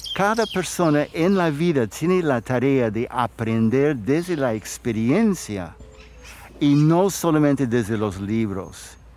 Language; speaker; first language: Spanish; non-native, fluent; English